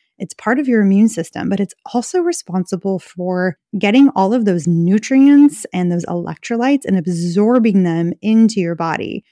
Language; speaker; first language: English; native; English